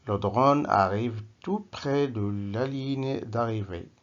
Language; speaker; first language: French; non-native, local second language; Arabic